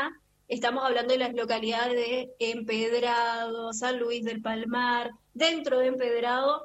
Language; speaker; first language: Spanish; native; Spanish